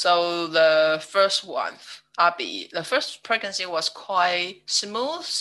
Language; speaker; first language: English; non-native, fluent; Chinese